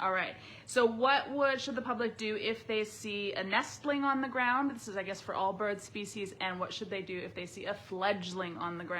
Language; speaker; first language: English; native; English